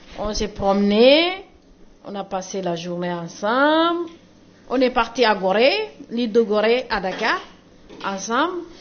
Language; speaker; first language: French; non-native, local second language; Wolof